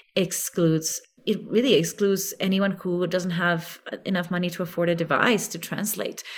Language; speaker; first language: English; non-native, fluent; Spanish